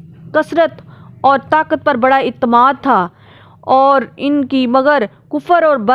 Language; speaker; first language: Urdu; native; Urdu